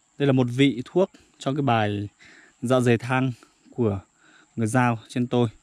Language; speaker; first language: Vietnamese; non-native, local second language; Iu Mien